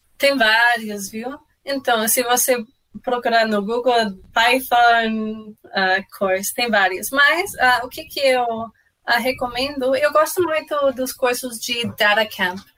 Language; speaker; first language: Portuguese; non-native, fluent; English